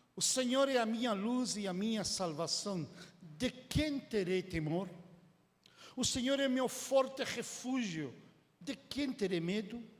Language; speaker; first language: Portuguese; non-native, fluent; Spanish